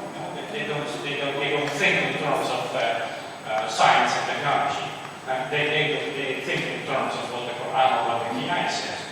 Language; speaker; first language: English; non-native, fluent; Indonesian